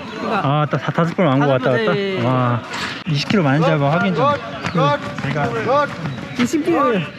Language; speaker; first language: Korean; native; Korean